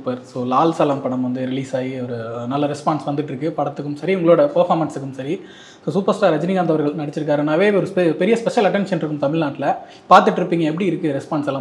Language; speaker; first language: Tamil; native; Tamil